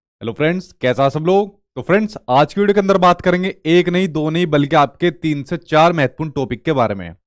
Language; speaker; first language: Hindi; native; Hindi